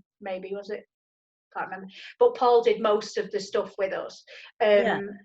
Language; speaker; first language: English; native; English